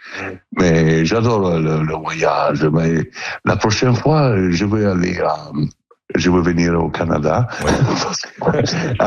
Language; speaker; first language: French; non-native, learner; Italian